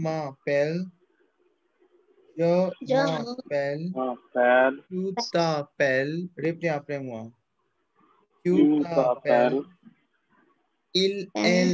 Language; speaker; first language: French; non-native, fluent; Hindi